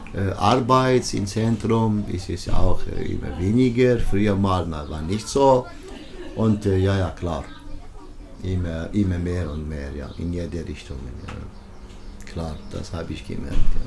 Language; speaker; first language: German; non-native, learner; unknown